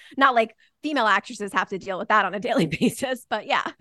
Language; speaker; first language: English; early bilingual, other home language; Italian